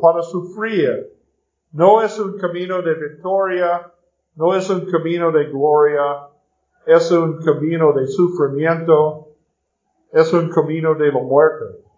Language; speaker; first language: Spanish; non-native, learner; English